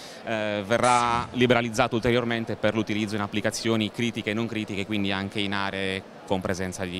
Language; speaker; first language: Italian; native; Italian